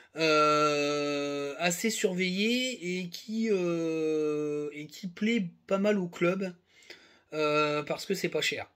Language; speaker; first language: French; native; French